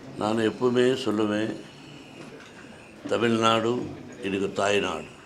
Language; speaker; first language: Tamil; non-native, learner; Telugu